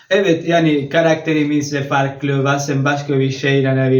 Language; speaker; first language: Turkish; non-native, learner; Spanish